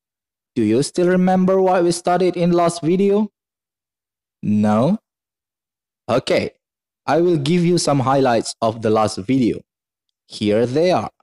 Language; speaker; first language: English; non-native, learner; Indonesian